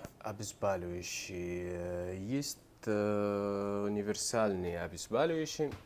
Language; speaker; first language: Russian; non-native, learner; Arabic